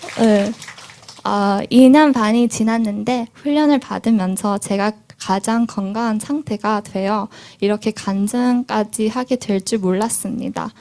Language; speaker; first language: Korean; early bilingual, heritage; Korean